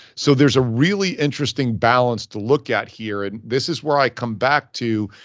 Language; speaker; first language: English; native; English